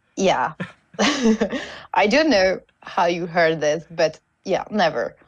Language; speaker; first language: English; non-native, fluent; Hungarian